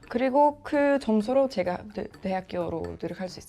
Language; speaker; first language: Korean; non-native, learner; Swedish